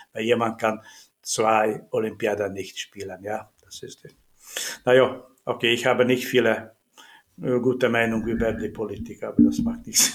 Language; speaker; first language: German; non-native, learner; Hungarian